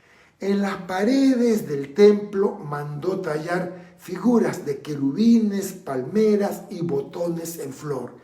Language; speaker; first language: Spanish; native; Spanish